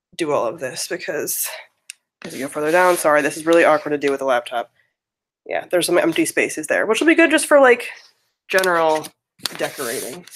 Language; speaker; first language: English; native; English